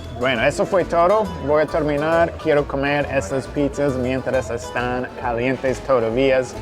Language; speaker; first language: Spanish; non-native, fluent; English